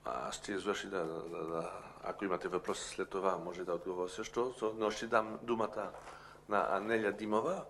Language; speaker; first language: Bulgarian; non-native, learner; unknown